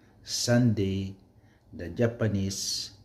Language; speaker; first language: English; non-native, learner; Filipino